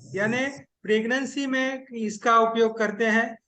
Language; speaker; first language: Hindi; non-native, local second language; Marathi